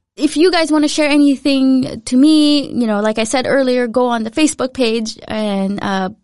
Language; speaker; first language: English; early bilingual, other home language; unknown